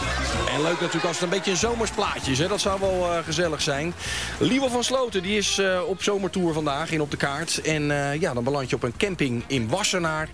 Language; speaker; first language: Dutch; native; Dutch